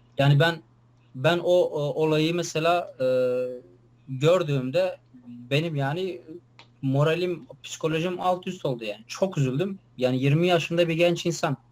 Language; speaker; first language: Turkish; non-native, local second language; Kurdish